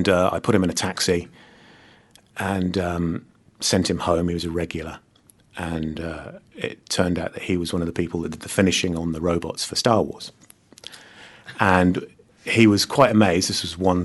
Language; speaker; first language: English; native; English